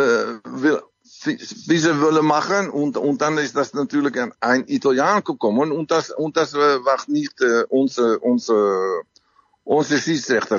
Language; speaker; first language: German; non-native, learner; Dutch